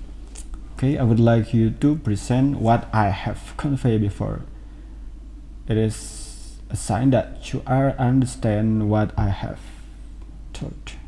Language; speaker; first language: English; non-native, fluent; Indonesian